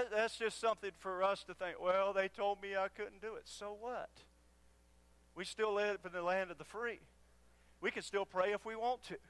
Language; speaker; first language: English; native; English